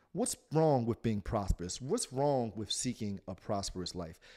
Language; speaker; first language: English; native; English